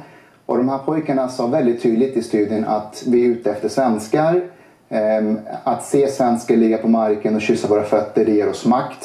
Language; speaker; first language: Swedish; early bilingual, other home language; Persian